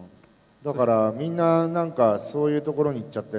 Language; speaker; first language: Japanese; native; Japanese